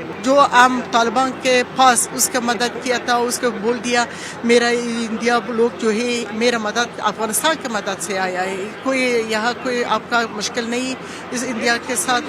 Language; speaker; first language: Hindi; non-native, fluent; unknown